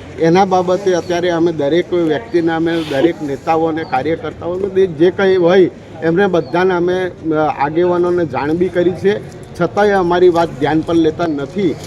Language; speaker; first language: Gujarati; native; Gujarati